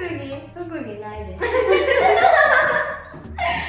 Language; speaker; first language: Japanese; native; Japanese